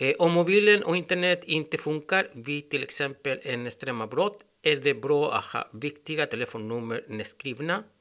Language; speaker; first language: Swedish; non-native, learner; Spanish